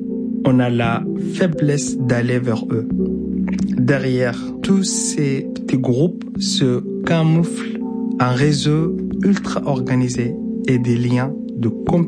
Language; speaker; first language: French; non-native, fluent; Arabic